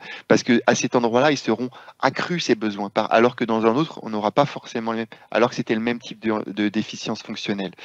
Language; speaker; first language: French; native; French